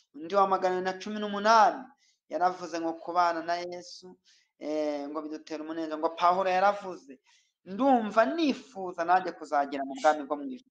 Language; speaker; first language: Kinyarwanda; native; Kinyarwanda